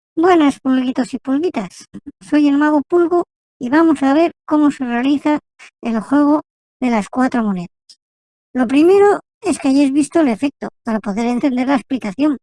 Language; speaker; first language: Spanish; native; Spanish